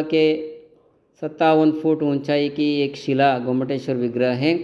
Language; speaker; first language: Hindi; non-native, local second language; Kannada